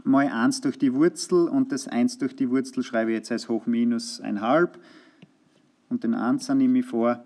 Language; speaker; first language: German; native; German